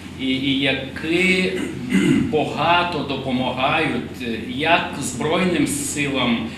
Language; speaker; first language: Ukrainian; non-native, fluent; Lithuanian